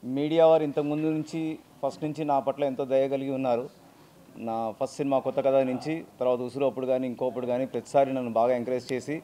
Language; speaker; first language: Telugu; native; Telugu